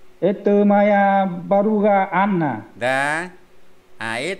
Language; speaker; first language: Russian; non-native, learner; Vietnamese